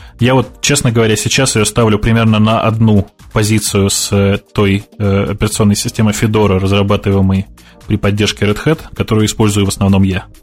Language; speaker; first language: Russian; native; Russian